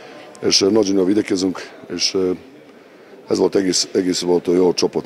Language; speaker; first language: Hungarian; non-native, learner; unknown